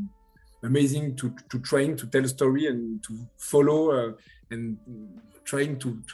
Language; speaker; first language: English; non-native, learner; French